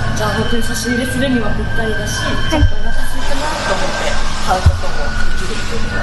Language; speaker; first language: Japanese; native; Japanese